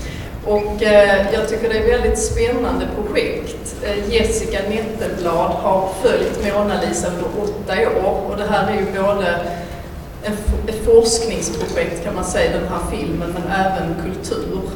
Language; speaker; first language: Swedish; native; Swedish